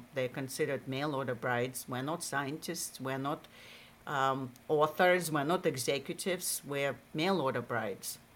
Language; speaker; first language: English; non-native, fluent; Russian